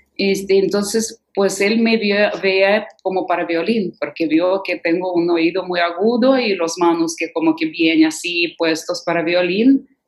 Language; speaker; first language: Spanish; non-native, fluent; Russian